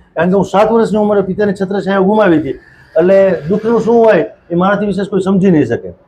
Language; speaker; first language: Gujarati; native; Gujarati